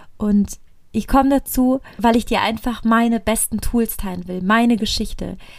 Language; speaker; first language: German; native; German